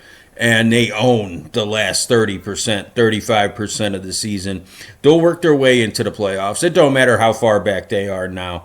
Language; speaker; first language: English; native; English